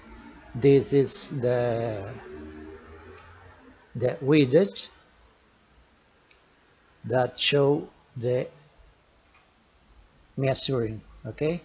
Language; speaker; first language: English; non-native, learner; Portuguese